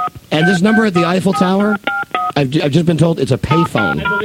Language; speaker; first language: English; native; English